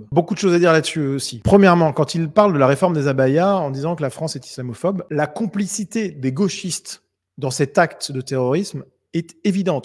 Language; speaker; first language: French; native; French